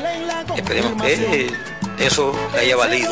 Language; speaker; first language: Spanish; native; Spanish